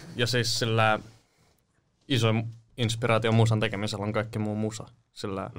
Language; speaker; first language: Finnish; native; Finnish